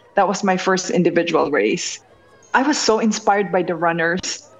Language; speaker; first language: English; non-native, local second language; Hiligaynon